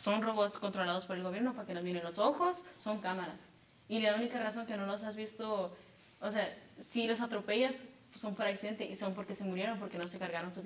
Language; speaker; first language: Spanish; early bilingual, other home language; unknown